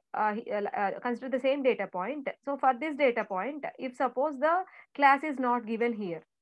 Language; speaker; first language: English; non-native, local second language; Telugu